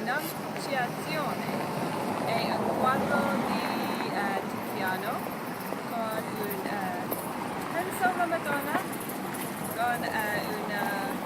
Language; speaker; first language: Italian; non-native, learner; English